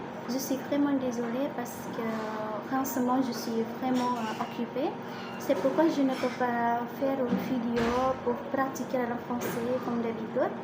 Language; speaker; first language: French; non-native, learner; Indonesian